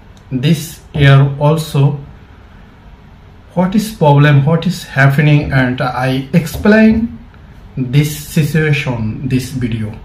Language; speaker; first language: English; non-native, learner; Bangla